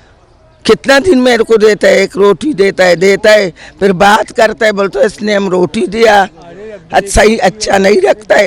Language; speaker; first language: Hindi; non-native, local second language; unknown